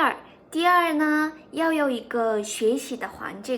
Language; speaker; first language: Chinese; non-native, fluent; Mongolian